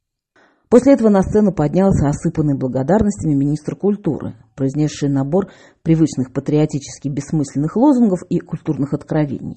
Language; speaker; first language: Russian; native; Russian